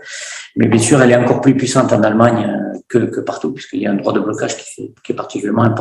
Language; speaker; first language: French; native; French